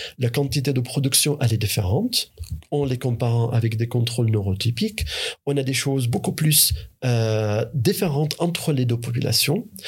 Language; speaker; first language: French; non-native, fluent; Arabic